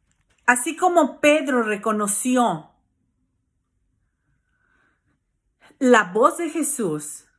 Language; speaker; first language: Spanish; native; Spanish